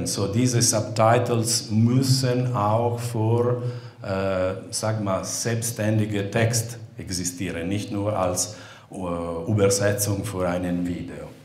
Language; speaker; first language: German; non-native, fluent; Italian